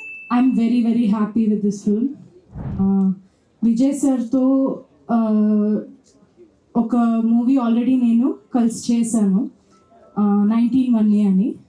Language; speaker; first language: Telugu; non-native, fluent; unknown